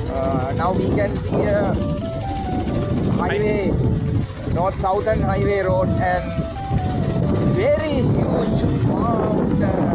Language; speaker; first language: English; non-native, local second language; Sinhala